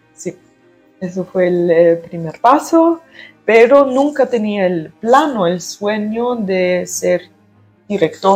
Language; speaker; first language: Spanish; early bilingual, heritage; German